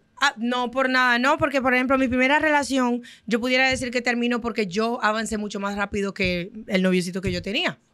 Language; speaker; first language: Spanish; non-native, fluent; Haitian Creole